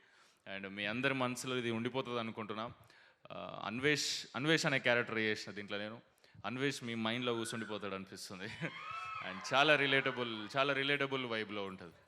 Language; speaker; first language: Telugu; native; Telugu